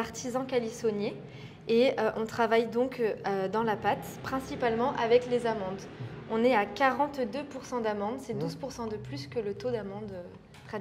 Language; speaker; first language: French; native; French